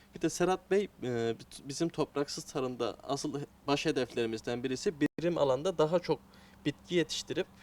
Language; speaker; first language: Turkish; native; Turkish